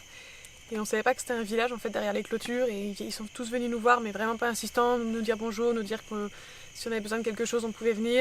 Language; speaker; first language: French; native; French